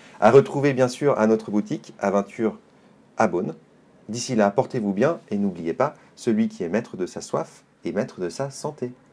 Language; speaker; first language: French; native; French